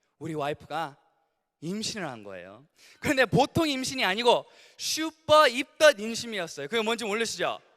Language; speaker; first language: Korean; early bilingual, heritage; English